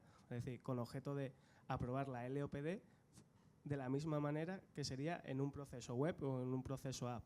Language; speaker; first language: Spanish; native; Spanish